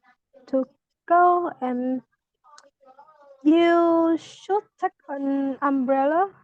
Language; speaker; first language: English; non-native, learner; Vietnamese